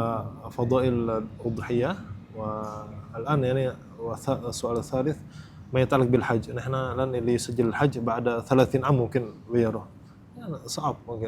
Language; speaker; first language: Arabic; non-native, fluent; Banjar